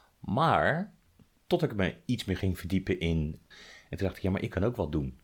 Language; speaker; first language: Dutch; native; Dutch